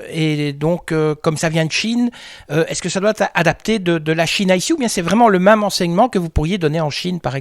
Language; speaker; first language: French; native; French